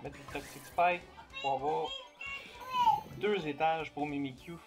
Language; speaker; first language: French; native; French